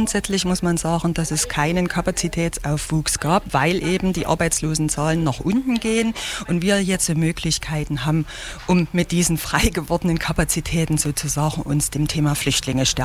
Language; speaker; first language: German; native; German